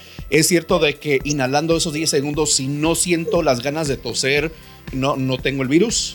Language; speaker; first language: Spanish; native; Spanish